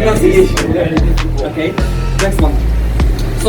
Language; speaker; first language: English; non-native, learner; Russian